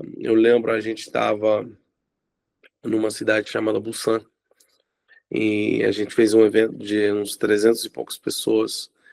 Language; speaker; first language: Portuguese; non-native, fluent; English